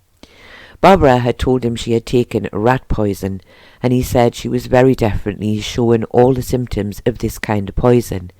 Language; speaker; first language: English; native; English